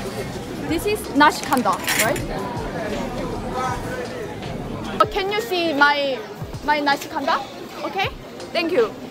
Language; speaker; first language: English; non-native, learner; Korean